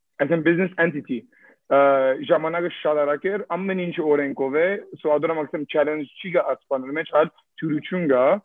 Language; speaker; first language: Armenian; early bilingual, heritage; Armenian